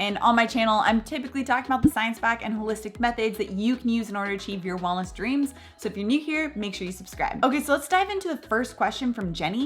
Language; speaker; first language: English; native; English